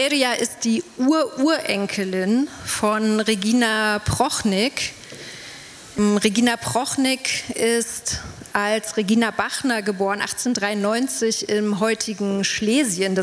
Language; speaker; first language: German; native; German